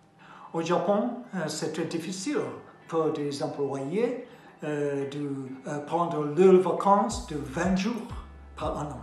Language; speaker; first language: French; non-native, learner; Japanese